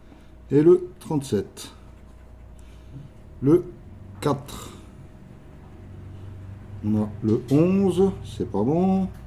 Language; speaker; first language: French; native; French